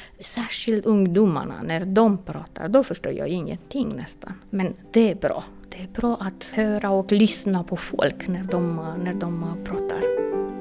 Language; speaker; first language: Swedish; non-native, fluent; Romanian